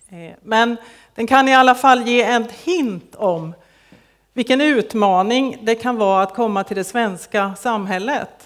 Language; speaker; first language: Swedish; native; Swedish